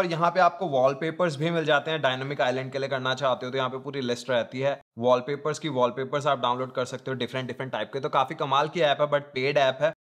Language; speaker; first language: Hindi; non-native, local second language; Punjabi